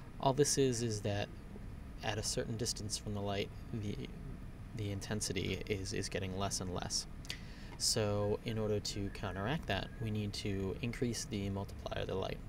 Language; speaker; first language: English; native; English